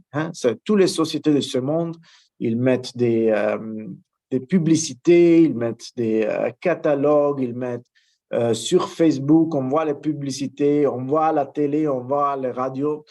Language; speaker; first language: French; non-native, fluent; Italian